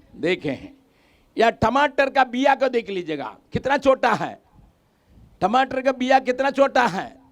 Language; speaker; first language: Hindi; non-native, local second language; Tamil